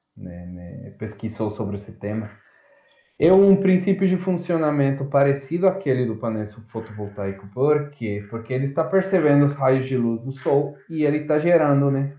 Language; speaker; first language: Portuguese; non-native, fluent; Spanish